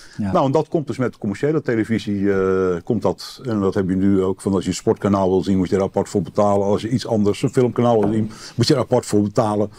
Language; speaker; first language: Dutch; native; Dutch